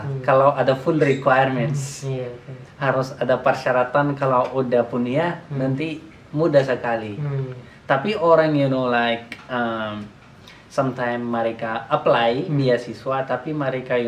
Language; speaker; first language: Indonesian; non-native, learner; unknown